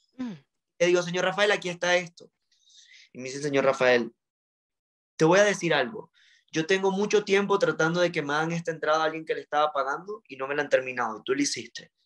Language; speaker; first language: Spanish; native; Spanish